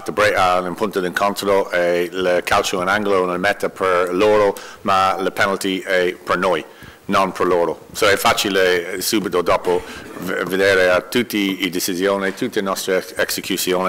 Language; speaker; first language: Italian; non-native, learner; English